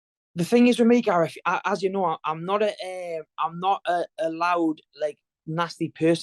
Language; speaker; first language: English; native; English